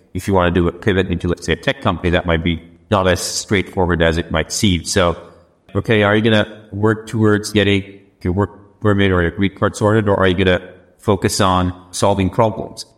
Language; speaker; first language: English; non-native, local second language; Sinhala